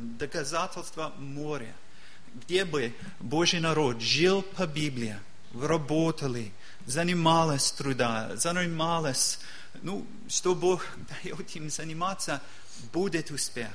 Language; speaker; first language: Russian; non-native, learner; English